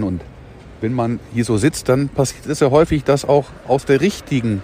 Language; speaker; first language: German; native; German